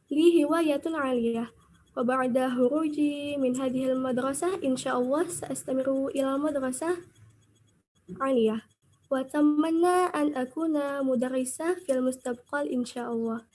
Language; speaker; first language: Arabic; non-native, learner; Indonesian